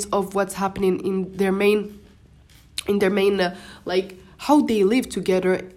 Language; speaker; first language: English; non-native, fluent; Arabic